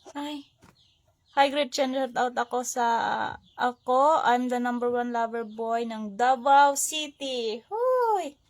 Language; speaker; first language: Filipino; non-native, local second language; Hiligaynon